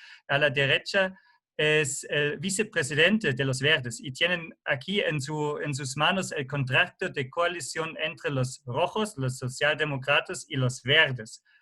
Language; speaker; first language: Spanish; non-native, fluent; German